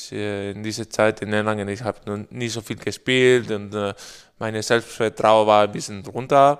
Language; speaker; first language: German; non-native, learner; Spanish